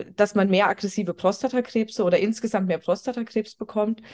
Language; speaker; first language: German; native; German